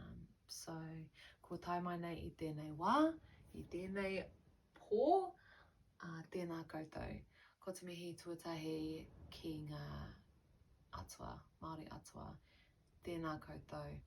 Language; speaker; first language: Māori; non-native, local second language; English